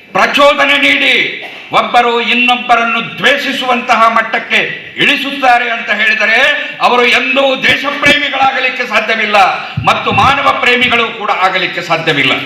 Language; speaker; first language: Kannada; native; Kannada